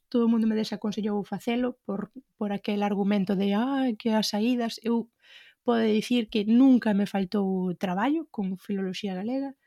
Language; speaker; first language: Galician; native; Galician